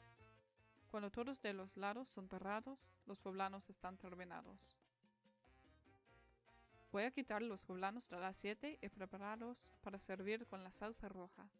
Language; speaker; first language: Spanish; non-native, learner; English